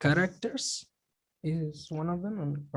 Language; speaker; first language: English; non-native, learner; Spanish